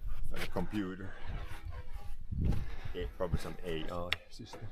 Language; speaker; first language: English; non-native, fluent; Swedish